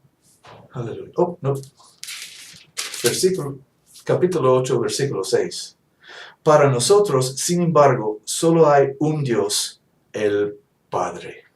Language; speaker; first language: Spanish; non-native, fluent; English